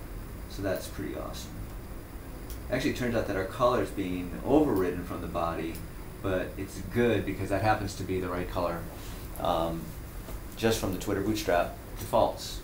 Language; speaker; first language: English; native; English